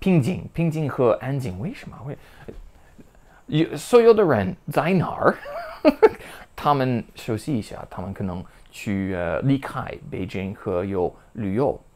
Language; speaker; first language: Chinese; non-native, learner; English